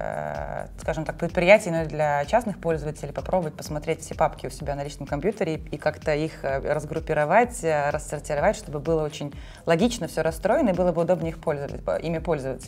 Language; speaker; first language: Russian; native; Russian